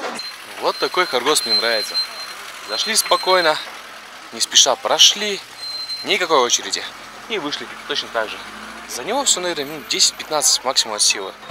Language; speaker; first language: Russian; native; Russian